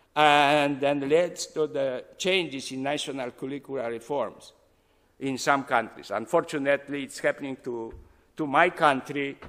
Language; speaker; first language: English; non-native, fluent; Polish